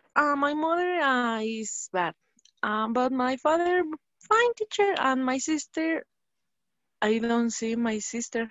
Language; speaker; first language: English; non-native, learner; Spanish